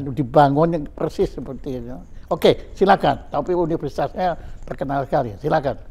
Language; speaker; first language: Indonesian; native; Indonesian